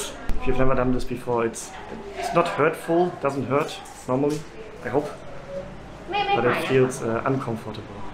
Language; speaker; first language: English; non-native, fluent; German